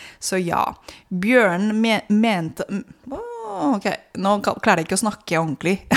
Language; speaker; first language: Norwegian; non-native, fluent; Romanian